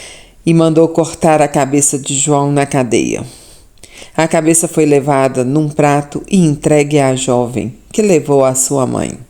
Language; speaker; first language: Portuguese; native; Portuguese